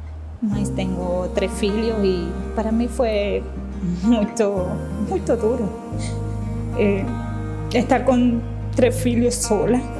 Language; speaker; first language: Portuguese; non-native, learner; Spanish